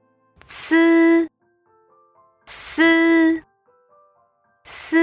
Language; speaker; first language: English; non-native, fluent; Chinese